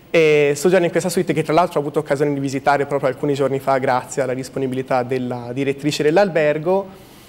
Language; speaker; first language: Italian; native; Italian